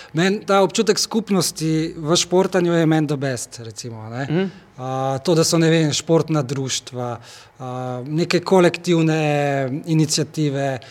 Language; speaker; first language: Slovenian; native; Slovenian